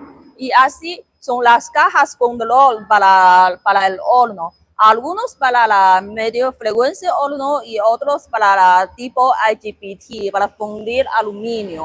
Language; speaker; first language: Spanish; non-native, learner; Chinese